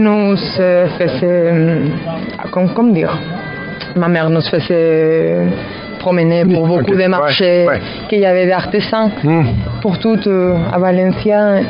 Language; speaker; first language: French; non-native, fluent; Spanish